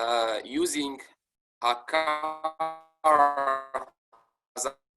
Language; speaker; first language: English; non-native, fluent; Polish